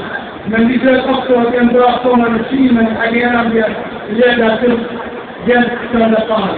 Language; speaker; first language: Swedish; non-native, fluent; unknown